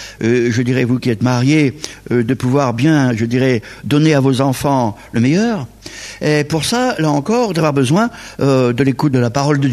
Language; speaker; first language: French; native; French